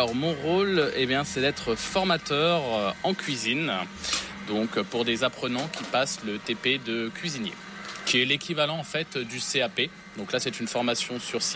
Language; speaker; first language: French; native; French